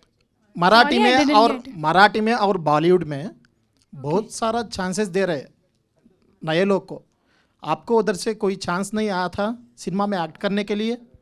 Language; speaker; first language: Hindi; non-native, local second language; Telugu